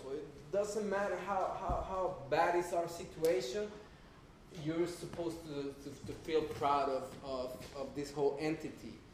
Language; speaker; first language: English; non-native, fluent; Spanish